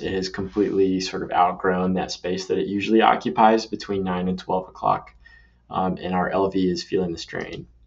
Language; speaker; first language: English; native; English